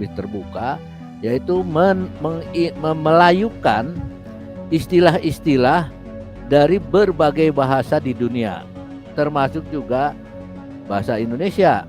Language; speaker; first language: Indonesian; native; Indonesian